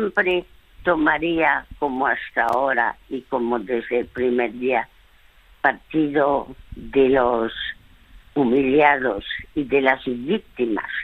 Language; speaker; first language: Spanish; early bilingual, other home language; French